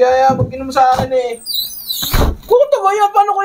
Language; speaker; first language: Filipino; native; Filipino